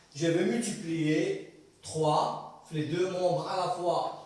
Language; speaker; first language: French; non-native, local second language; Arabic